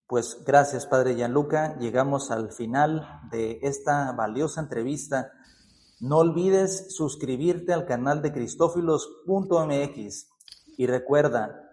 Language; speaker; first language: Spanish; native; Spanish